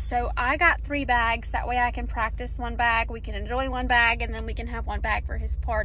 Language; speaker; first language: English; native; English